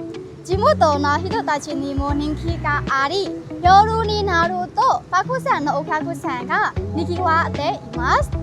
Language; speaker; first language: Japanese; non-native, learner; Burmese